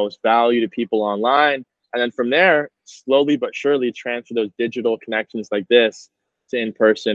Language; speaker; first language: English; native; English